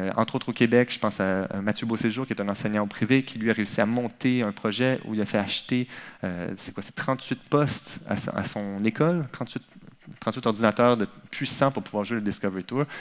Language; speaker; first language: French; native; French